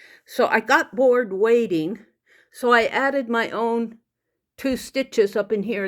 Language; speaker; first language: English; native; English